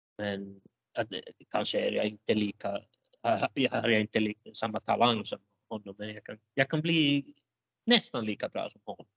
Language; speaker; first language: Swedish; non-native, local second language; Finnish